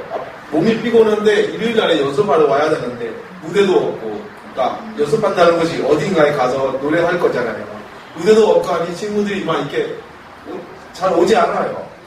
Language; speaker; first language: Korean; non-native, fluent; Burmese